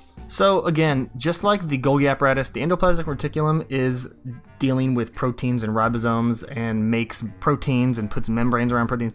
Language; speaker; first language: English; native; English